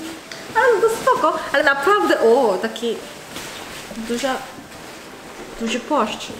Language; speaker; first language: Polish; non-native, learner; Korean